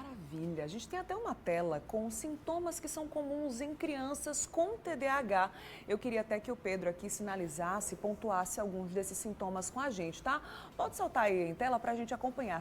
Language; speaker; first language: Portuguese; native; Portuguese